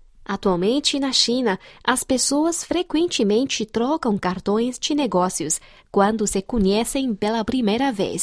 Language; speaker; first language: Portuguese; non-native, fluent; Chinese